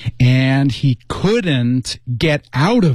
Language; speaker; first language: English; native; English